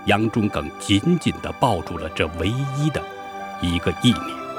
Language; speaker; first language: Chinese; native; Chinese